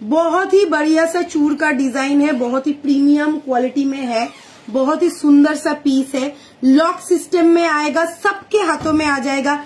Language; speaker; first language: Hindi; non-native, local second language; Bangla